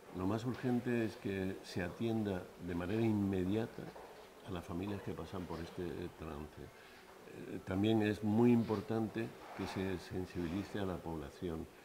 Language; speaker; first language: Spanish; native; Spanish